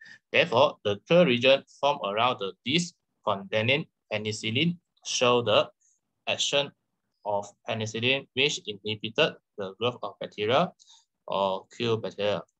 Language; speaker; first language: English; non-native, local second language; Chinese